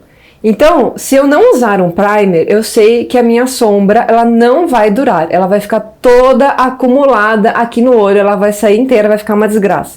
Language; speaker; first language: Portuguese; native; Portuguese